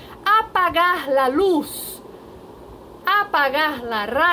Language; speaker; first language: Spanish; non-native, fluent; Portuguese